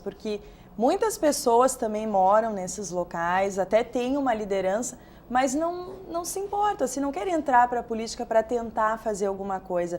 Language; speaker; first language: Portuguese; native; Portuguese